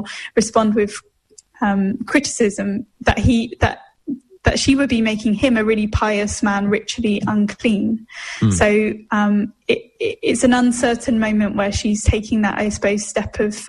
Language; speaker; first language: English; native; English